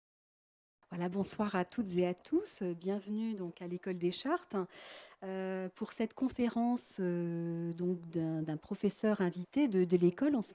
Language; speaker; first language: French; native; French